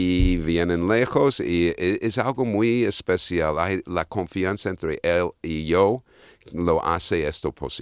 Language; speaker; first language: Spanish; non-native, fluent; English